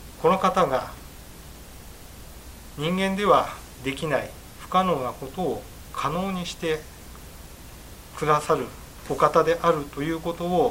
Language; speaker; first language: Japanese; native; Japanese